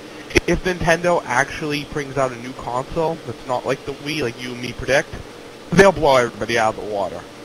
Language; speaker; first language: English; native; English